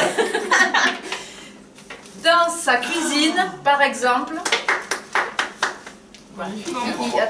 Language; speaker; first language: French; native; French